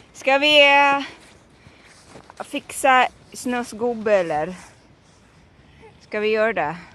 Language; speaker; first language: Swedish; non-native, learner; Cebuano